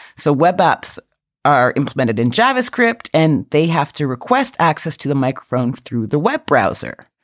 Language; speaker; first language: English; native; English